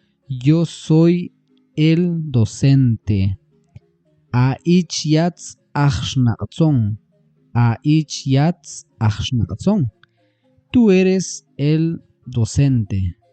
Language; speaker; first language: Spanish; non-native, local second language; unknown